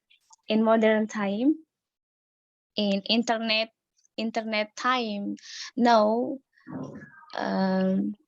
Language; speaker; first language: English; non-native, learner; Indonesian